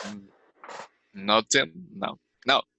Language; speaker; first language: English; non-native, learner; Spanish